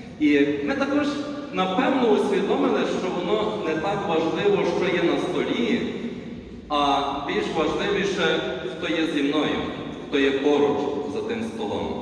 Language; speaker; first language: Ukrainian; native; Ukrainian